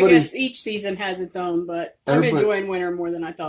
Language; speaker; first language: English; native; English